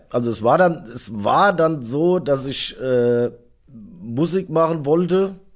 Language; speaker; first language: German; native; German